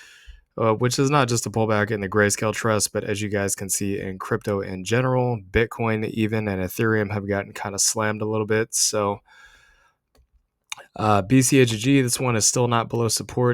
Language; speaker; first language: English; native; English